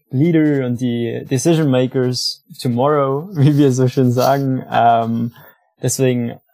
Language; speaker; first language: German; native; German